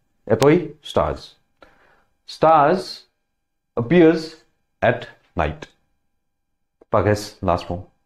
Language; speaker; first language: English; non-native, local second language; Hindi